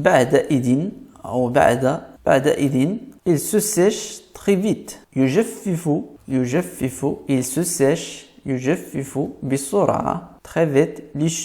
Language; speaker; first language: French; non-native, fluent; Arabic